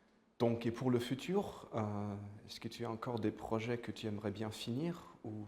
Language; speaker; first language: French; native; French